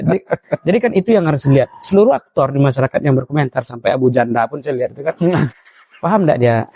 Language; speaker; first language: Indonesian; non-native, local second language; Minangkabau